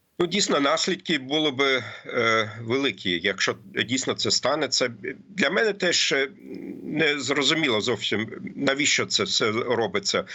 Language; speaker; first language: Ukrainian; non-native, fluent; German